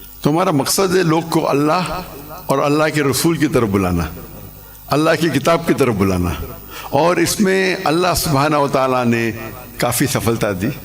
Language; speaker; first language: Urdu; non-native, local second language; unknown